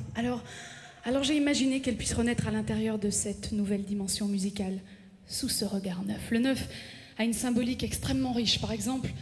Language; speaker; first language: French; native; French